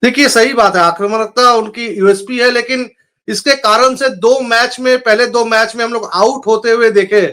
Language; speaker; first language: Hindi; non-native, local second language; Bangla